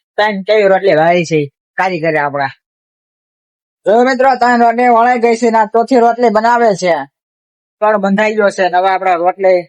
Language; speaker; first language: Gujarati; native; Gujarati